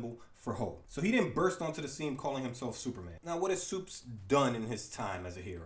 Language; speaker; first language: English; native; English